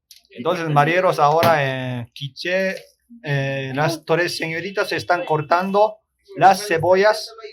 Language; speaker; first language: Spanish; non-native, fluent; Japanese